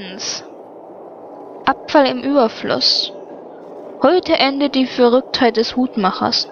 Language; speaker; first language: German; native; German